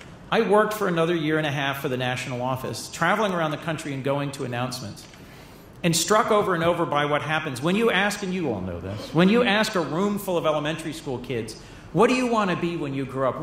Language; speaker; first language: English; native; English